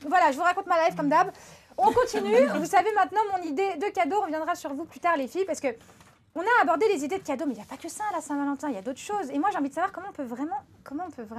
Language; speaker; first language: French; native; French